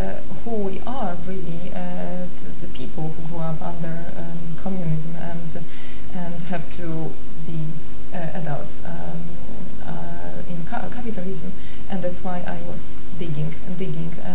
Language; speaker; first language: English; non-native, fluent; Polish